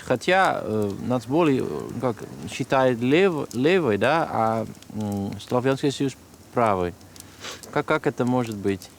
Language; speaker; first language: Russian; non-native, learner; Dutch